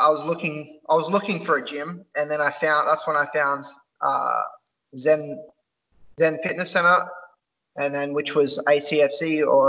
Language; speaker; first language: English; native; English